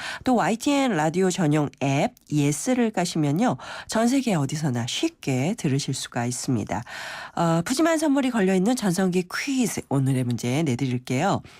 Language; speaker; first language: Korean; native; Korean